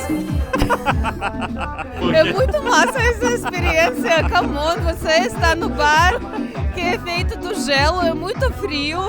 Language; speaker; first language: Portuguese; non-native, fluent; Russian